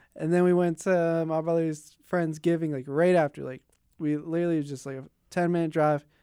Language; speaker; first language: English; native; English